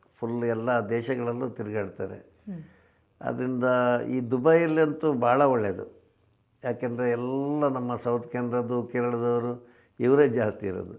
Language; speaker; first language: Kannada; non-native, local second language; Konkani